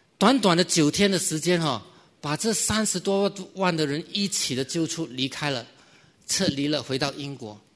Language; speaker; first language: Chinese; native; Chinese